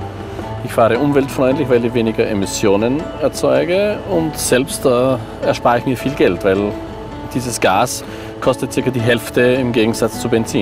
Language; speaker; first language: German; native; German